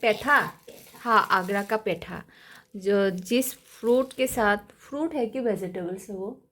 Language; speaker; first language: Hindi; non-native, local second language; Kok Borok